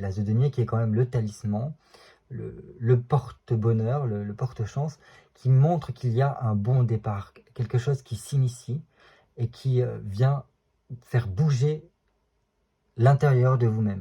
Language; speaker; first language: French; native; French